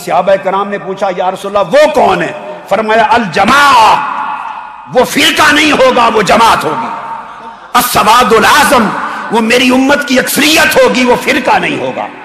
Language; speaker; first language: Urdu; native; Urdu